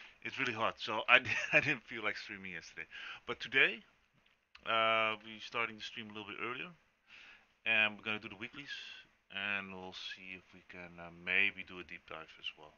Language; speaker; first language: English; non-native, fluent; Dutch